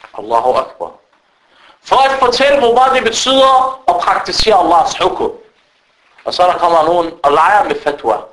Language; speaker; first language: Danish; early bilingual, other home language; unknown